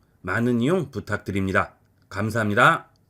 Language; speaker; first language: Korean; native; Korean